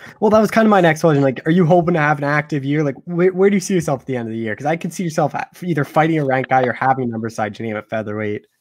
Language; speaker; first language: English; native; English